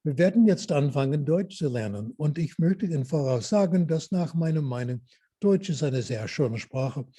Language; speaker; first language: German; non-native, fluent; English